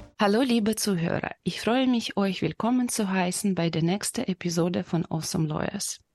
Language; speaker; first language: German; non-native, fluent; Ukrainian